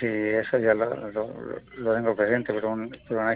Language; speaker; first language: Spanish; native; Spanish